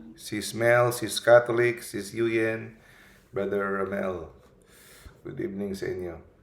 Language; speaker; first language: Filipino; non-native, local second language; Cebuano